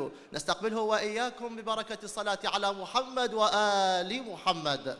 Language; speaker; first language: Arabic; native; Arabic